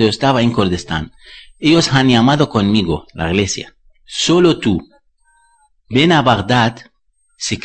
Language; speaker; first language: Spanish; non-native, learner; Arabic